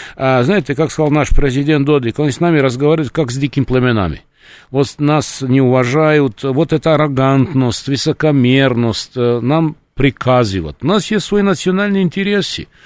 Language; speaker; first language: Russian; non-native, fluent; Serbian